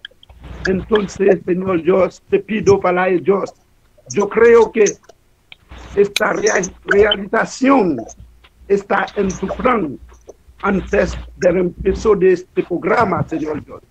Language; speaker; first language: Spanish; non-native, learner; Haitian Creole